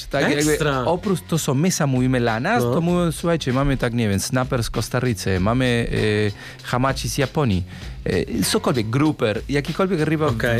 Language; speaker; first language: Polish; non-native, learner; Spanish